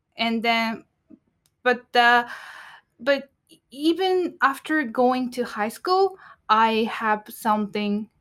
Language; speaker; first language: English; non-native, learner; Japanese